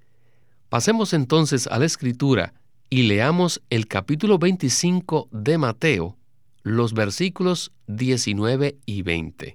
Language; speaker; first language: Spanish; native; Spanish